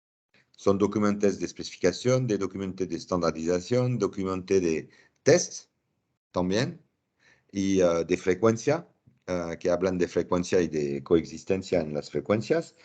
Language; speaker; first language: Spanish; non-native, fluent; French